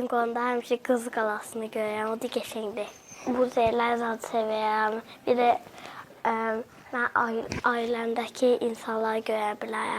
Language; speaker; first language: Azerbaijani; early bilingual, heritage; Azerbaijani